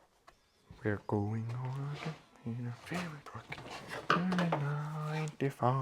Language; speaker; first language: English; non-native, learner; Estonian